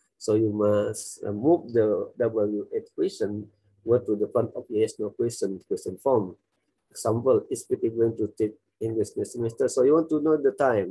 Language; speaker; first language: English; non-native, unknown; Indonesian